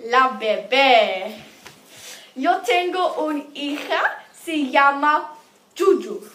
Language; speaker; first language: Spanish; non-native, learner; English